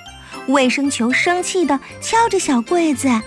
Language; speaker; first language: Chinese; native; Chinese